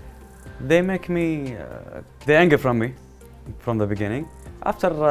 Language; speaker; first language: English; non-native, learner; Arabic